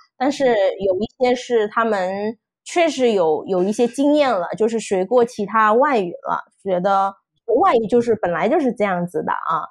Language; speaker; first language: Chinese; non-native, fluent; Min Nan Chinese